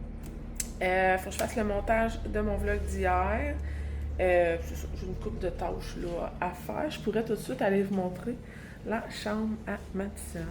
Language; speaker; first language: French; native; French